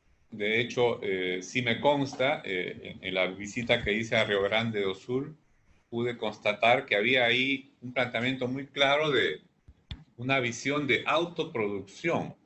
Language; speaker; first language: Spanish; native; Spanish